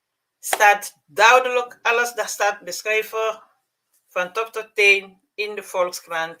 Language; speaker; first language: Dutch; non-native, fluent; Mandingo